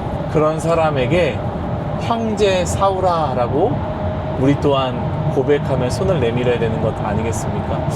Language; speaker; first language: Korean; native; Korean